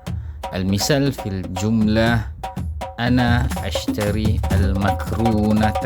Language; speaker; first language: Arabic; non-native, fluent; Malay